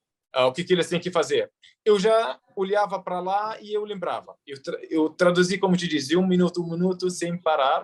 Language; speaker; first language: Portuguese; early bilingual, heritage; Arabic